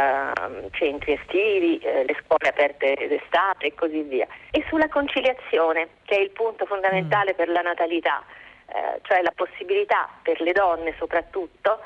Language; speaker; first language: Italian; native; Italian